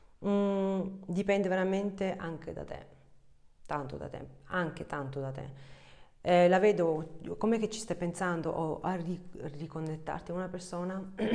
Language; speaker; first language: Italian; early bilingual, heritage; Italian